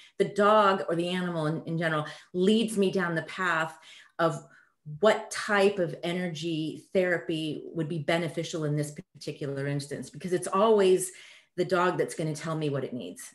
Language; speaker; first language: English; early bilingual, other home language; French